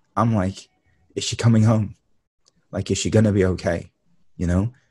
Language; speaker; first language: English; native; English